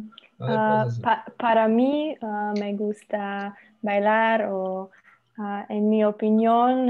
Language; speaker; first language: Spanish; non-native, learner; Slovenian